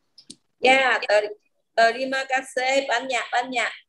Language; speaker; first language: Indonesian; non-native, learner; Vietnamese